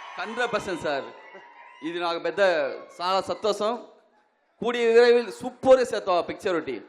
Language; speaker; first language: Telugu; non-native, learner; Tamil